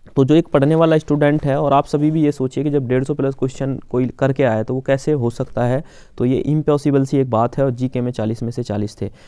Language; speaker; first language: Hindi; native; Hindi